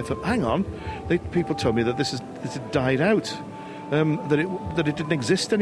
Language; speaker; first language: English; native; English